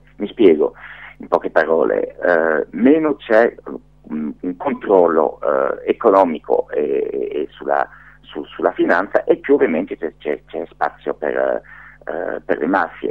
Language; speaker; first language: Italian; non-native, fluent; French